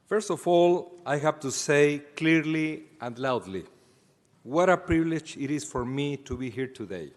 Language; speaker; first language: English; non-native, fluent; Spanish